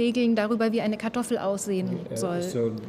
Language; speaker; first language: German; non-native, fluent; Dutch